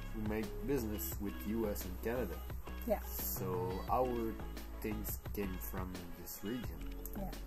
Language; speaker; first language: English; native; English